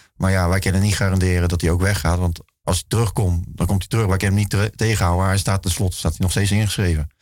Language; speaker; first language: Dutch; native; Dutch